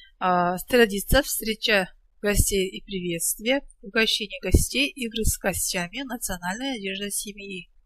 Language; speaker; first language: Russian; non-native, local second language; Kazakh